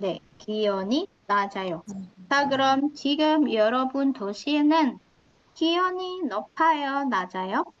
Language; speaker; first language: Korean; non-native, fluent; Indonesian